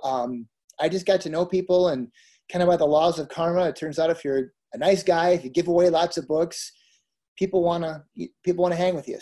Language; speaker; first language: English; native; English